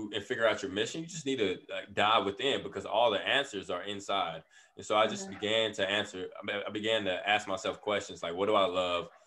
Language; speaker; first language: English; native; English